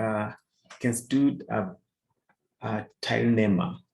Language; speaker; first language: German; non-native, fluent; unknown